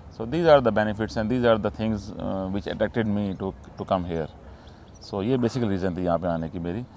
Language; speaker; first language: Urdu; non-native, local second language; Saraiki